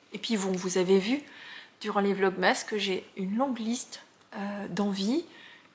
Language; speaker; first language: French; native; French